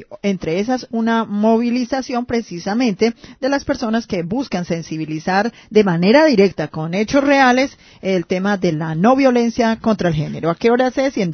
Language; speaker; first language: Spanish; native; Spanish